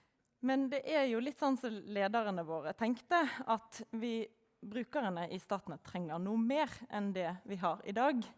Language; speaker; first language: Norwegian; native; Norwegian